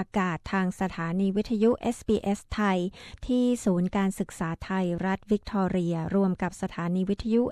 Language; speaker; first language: Thai; native; Thai